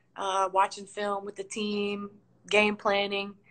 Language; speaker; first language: English; native; English